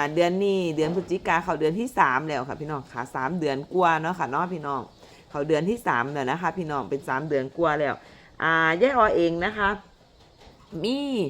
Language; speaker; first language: Thai; native; Thai